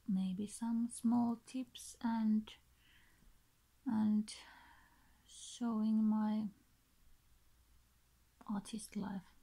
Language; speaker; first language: English; non-native, learner; Finnish